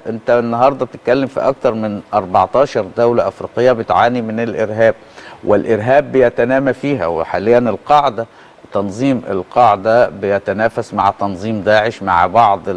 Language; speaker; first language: Arabic; native; Arabic